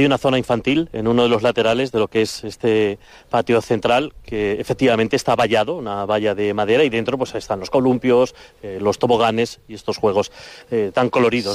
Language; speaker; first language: Spanish; native; Spanish